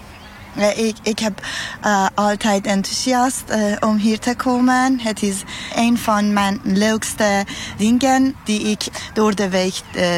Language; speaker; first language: Dutch; non-native, fluent; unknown